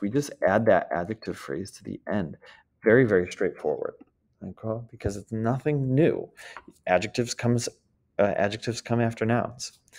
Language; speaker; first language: English; native; English